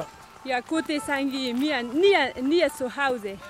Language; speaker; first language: German; non-native, learner; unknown